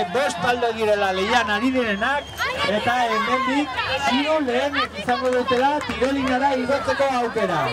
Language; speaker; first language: Basque; native; Basque